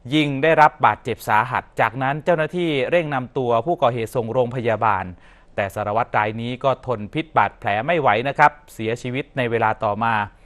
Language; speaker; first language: Thai; native; Thai